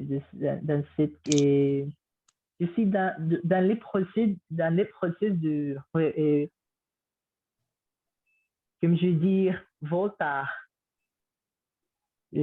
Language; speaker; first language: French; non-native, learner; Spanish